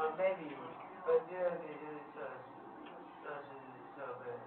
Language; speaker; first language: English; non-native, learner; Chinese